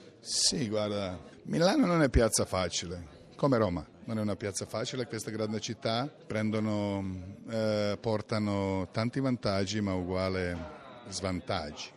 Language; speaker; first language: Italian; non-native, fluent; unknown